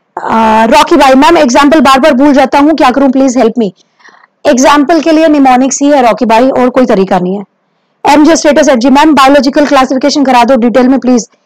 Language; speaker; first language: Hindi; native; Hindi